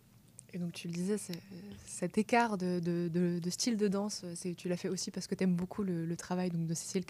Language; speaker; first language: French; native; French